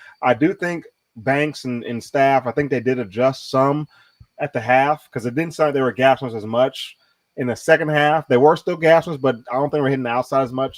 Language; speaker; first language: English; native; English